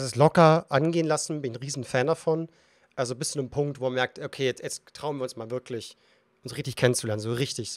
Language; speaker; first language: German; native; German